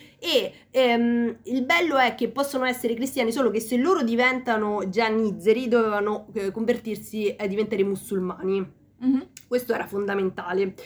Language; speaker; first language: Italian; early bilingual, other home language; Spanish